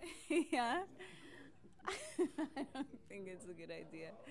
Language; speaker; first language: English; native; English